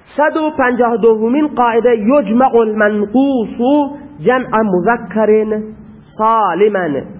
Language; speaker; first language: Persian; non-native, local second language; Baluchi